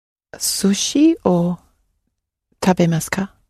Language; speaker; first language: Japanese; non-native, learner; English